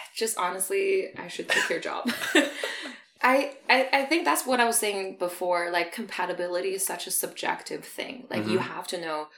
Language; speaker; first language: English; non-native, fluent; Chinese